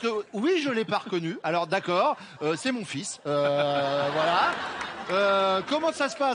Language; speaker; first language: French; native; French